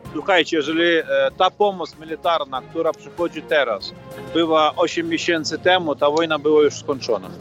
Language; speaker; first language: Polish; non-native, fluent; Ukrainian